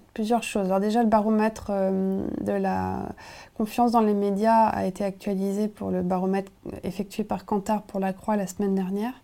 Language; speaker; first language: French; native; French